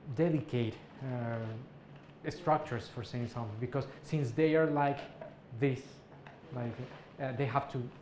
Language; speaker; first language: English; non-native, fluent; Spanish